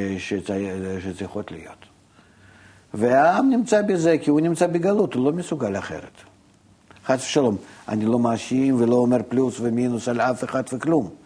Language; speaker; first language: Hebrew; non-native, fluent; Russian